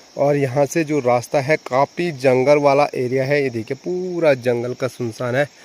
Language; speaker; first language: Hindi; non-native, local second language; Garhwali